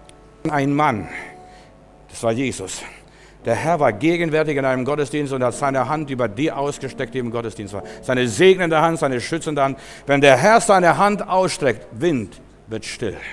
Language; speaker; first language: German; native; German